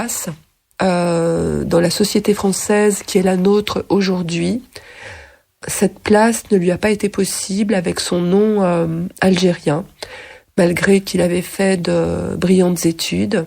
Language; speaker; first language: French; native; French